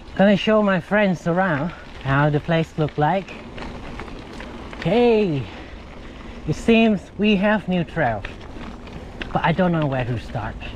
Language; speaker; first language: English; non-native, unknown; Thai